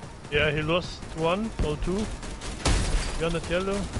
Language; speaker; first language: English; non-native, learner; German